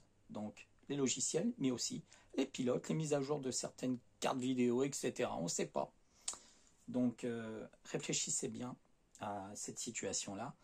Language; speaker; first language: French; native; French